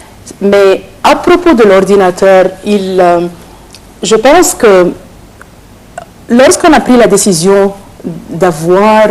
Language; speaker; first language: French; non-native, fluent; Arabic